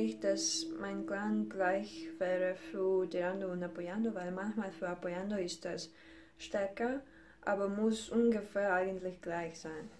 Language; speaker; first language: German; non-native, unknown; Ukrainian